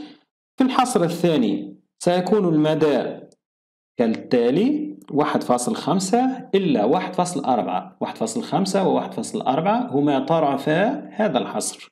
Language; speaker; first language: Arabic; native; Arabic